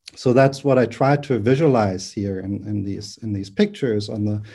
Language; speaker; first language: English; non-native, fluent; German